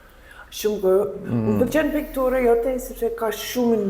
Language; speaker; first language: Albanian; non-native, learner; English